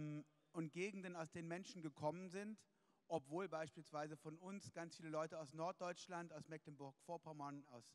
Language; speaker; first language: German; native; German